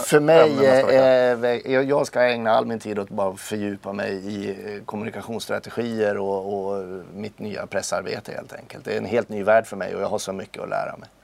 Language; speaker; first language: Swedish; native; Swedish